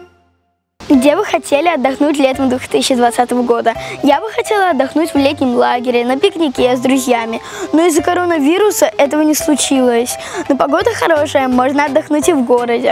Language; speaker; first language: Russian; native; Russian